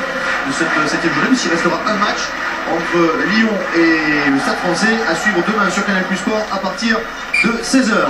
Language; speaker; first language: French; native; French